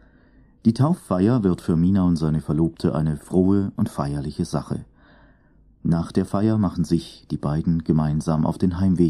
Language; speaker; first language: German; native; German